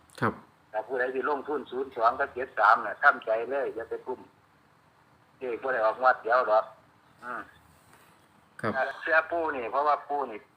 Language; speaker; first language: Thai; non-native, local second language; Lao